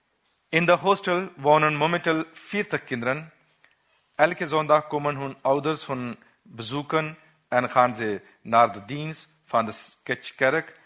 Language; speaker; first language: Dutch; non-native, learner; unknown